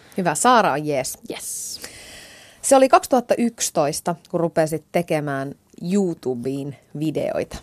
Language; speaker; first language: Finnish; native; Finnish